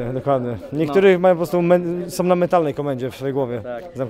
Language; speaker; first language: Polish; native; Polish